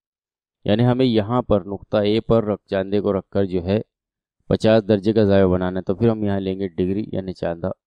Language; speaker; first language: Urdu; native; Urdu